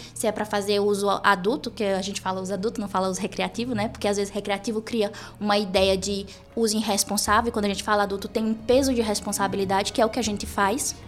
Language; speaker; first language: Portuguese; native; Portuguese